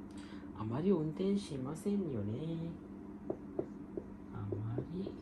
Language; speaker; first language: Japanese; non-native, fluent; Sinhala